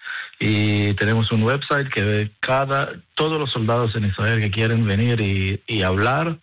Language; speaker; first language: Spanish; non-native, learner; Hebrew